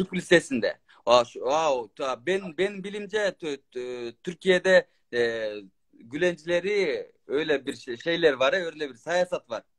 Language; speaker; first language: Turkish; non-native, learner; Kyrgyz